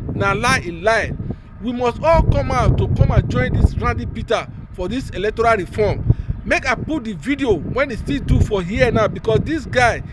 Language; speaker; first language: Nigerian Pidgin; native; Nigerian Pidgin